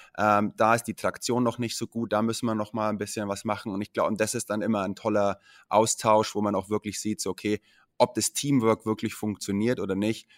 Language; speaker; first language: German; native; German